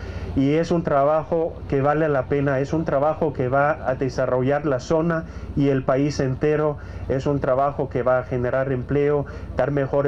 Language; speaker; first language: Spanish; non-native, fluent; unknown